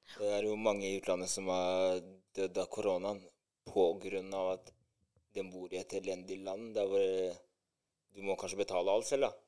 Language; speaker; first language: Norwegian; early bilingual, other home language; Albanian